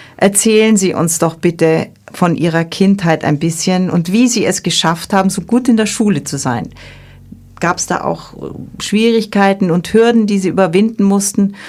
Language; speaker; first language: German; native; German